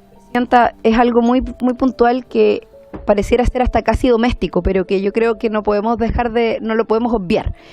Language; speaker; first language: Spanish; native; Spanish